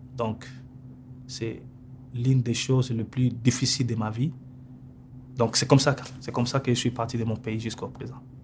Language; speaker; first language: French; non-native, local second language; Lingala